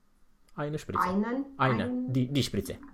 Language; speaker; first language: German; non-native, fluent; Romanian